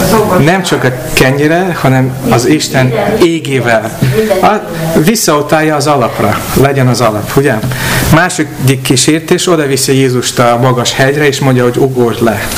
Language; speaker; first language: Hungarian; non-native, fluent; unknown